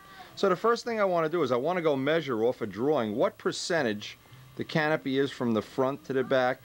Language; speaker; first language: English; native; English